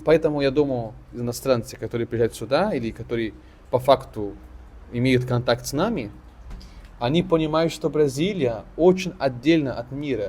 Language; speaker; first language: Russian; non-native, fluent; Portuguese